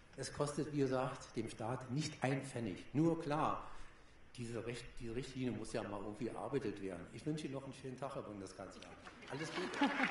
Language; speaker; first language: German; native; German